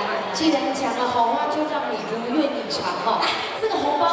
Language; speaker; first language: Chinese; native; Chinese